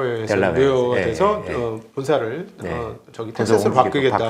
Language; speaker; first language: Korean; native; Korean